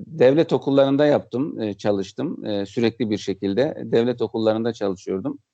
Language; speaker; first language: Turkish; native; Turkish